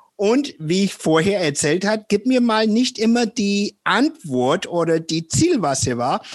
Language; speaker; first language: German; non-native, fluent; English